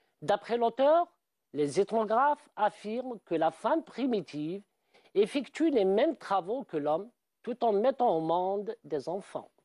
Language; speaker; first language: French; non-native, local second language; Arabic